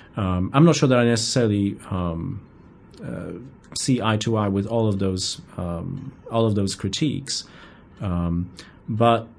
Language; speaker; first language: English; non-native, fluent; Polish